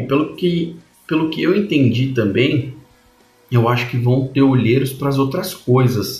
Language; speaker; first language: Portuguese; native; Portuguese